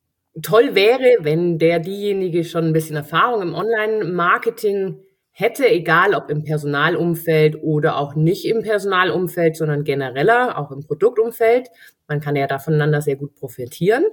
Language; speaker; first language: German; native; German